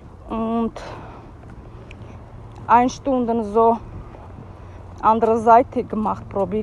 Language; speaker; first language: German; non-native, learner; Turkish